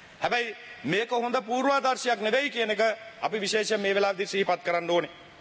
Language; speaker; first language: Sinhala; native; Sinhala